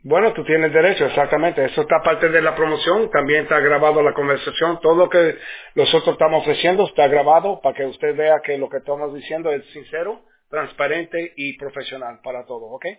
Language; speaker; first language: Spanish; early bilingual, heritage; Spanish